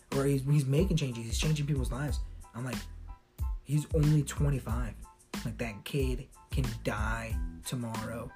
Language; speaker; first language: English; early bilingual, other home language; Spanish